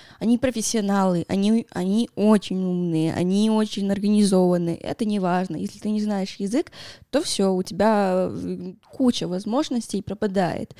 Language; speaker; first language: Russian; non-native, fluent; Spanish